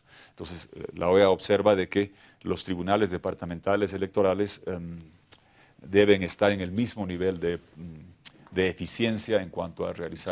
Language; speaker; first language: Spanish; native; Spanish